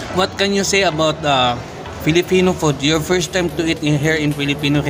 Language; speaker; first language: English; non-native, learner; Filipino